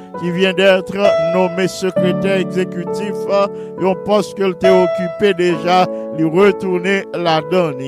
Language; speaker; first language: French; non-native, local second language; Haitian Creole